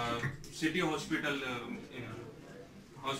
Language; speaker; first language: English; non-native, learner; Hindi